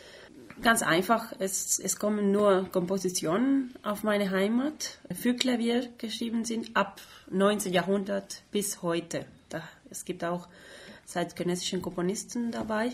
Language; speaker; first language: German; non-native, fluent; Spanish